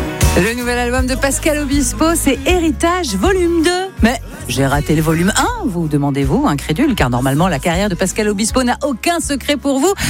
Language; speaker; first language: French; native; French